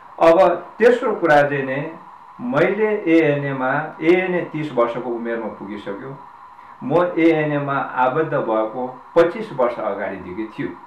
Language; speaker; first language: Nepali; non-native, local second language; Sherpa